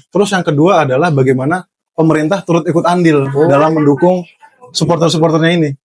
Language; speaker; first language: Indonesian; native; Indonesian